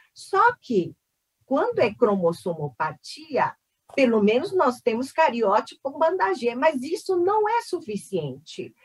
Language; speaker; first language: Portuguese; early bilingual, other home language; Korean